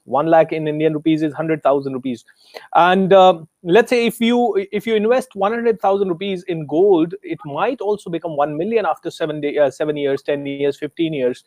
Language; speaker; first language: English; non-native, local second language; Hindi